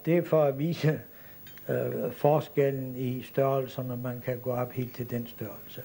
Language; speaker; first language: Danish; native; Danish